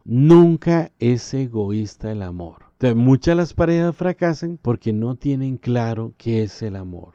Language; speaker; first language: Spanish; native; Spanish